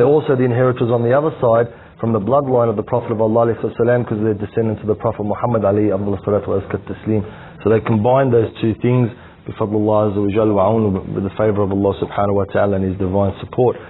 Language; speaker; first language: English; native; English